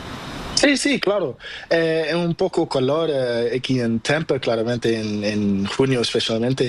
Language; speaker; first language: Spanish; non-native, learner; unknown